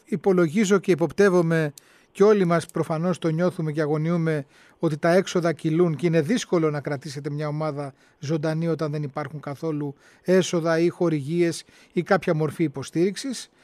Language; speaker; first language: Greek; native; Greek